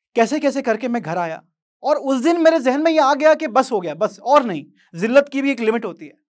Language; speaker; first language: Hindi; non-native, local second language; Odia